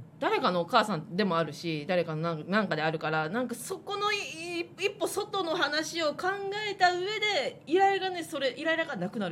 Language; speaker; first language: Japanese; native; Japanese